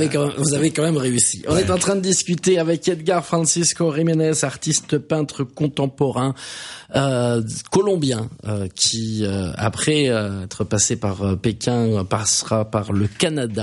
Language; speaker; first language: French; native; French